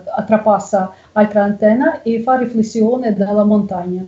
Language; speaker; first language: Italian; non-native, learner; Russian